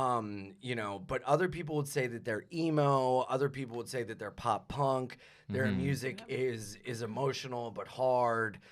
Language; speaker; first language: English; native; English